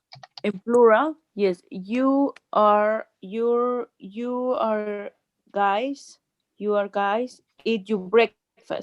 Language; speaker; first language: English; non-native, learner; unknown